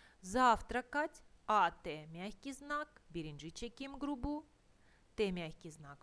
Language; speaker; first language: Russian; non-native, fluent; Turkish